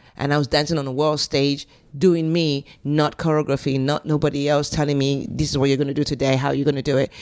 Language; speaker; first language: English; native; English